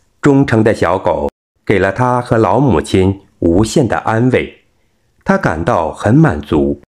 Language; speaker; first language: Chinese; native; Chinese